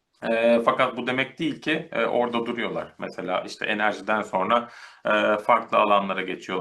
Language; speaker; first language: Turkish; native; Turkish